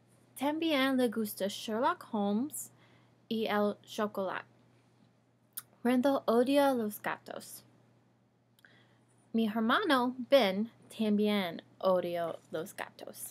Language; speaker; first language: Spanish; non-native, learner; English